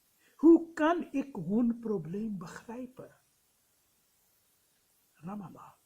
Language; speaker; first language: Dutch; non-native, fluent; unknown